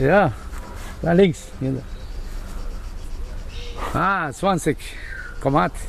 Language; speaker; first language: German; non-native, learner; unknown